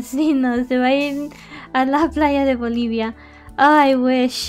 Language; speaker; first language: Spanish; non-native, learner; English